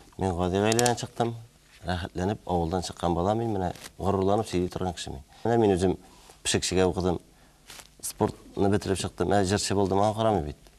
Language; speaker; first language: Tatar; native; Tatar